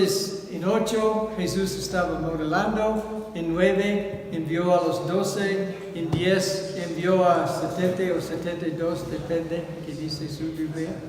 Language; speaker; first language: Spanish; non-native, fluent; English